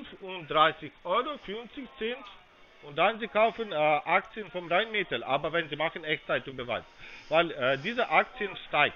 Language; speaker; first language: German; non-native, fluent; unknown